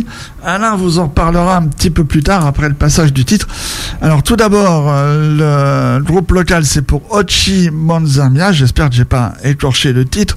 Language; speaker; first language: French; native; French